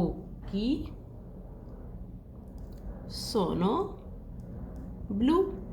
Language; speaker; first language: Italian; non-native, learner; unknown